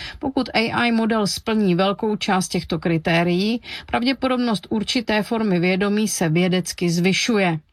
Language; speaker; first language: Czech; native; Czech